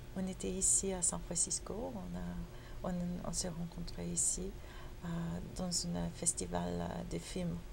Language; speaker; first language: French; non-native, fluent; Spanish